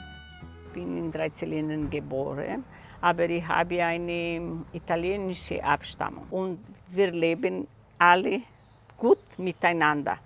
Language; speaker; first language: German; non-native, local second language; Portuguese